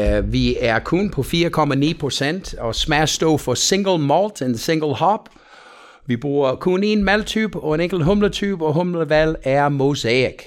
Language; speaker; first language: Danish; non-native, fluent; English